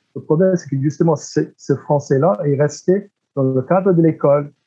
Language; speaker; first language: French; non-native, fluent; English